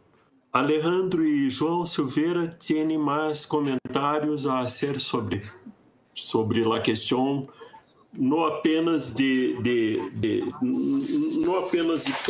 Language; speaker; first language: Spanish; non-native, fluent; Portuguese